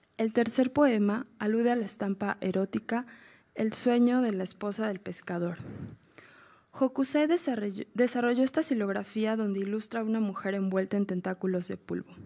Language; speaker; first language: Spanish; native; Spanish